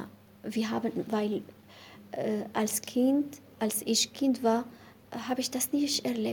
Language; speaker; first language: German; non-native, learner; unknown